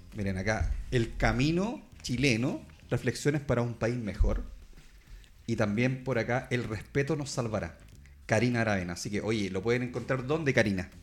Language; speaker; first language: Spanish; native; Spanish